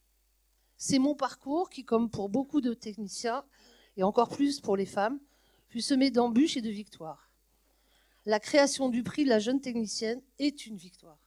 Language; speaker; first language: French; native; French